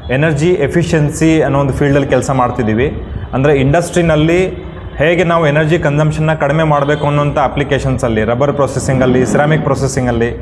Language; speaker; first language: Kannada; native; Kannada